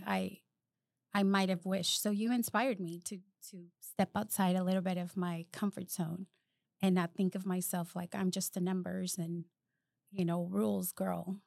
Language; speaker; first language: English; early bilingual, other home language; Spanish